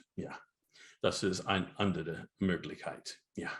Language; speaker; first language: German; non-native, learner; English